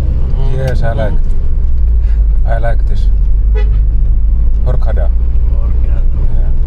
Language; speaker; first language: English; non-native, learner; Finnish